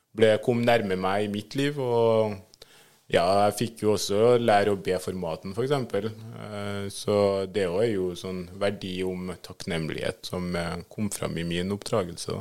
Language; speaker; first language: Norwegian; early bilingual, other home language; Swahili